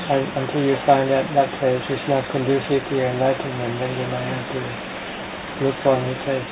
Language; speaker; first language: English; non-native, fluent; Thai